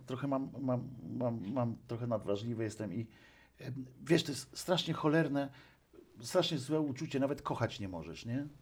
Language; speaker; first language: Polish; native; Polish